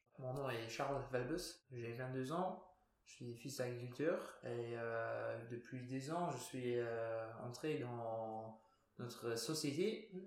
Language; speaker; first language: French; non-native, local second language; Luxembourgish